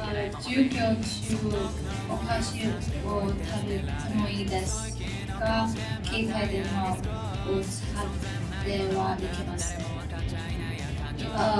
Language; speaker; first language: Japanese; non-native, learner; English